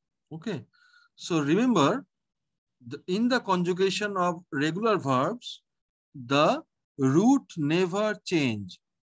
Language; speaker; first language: English; non-native, local second language; Bangla